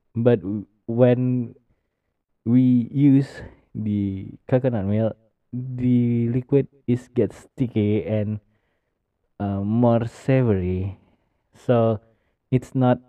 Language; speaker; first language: English; non-native, learner; Indonesian